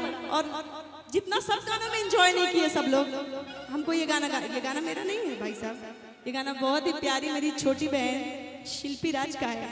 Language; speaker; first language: Hindi; non-native, local second language; Bhojpuri